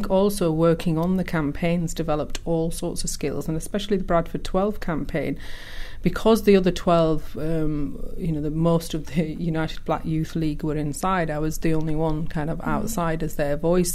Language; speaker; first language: English; early bilingual, other home language; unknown